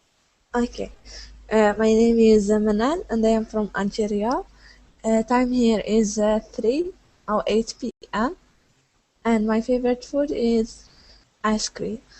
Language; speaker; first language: English; non-native, fluent; Arabic